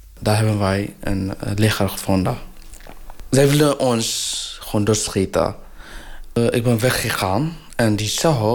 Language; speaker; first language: Dutch; non-native, learner; Tigrinya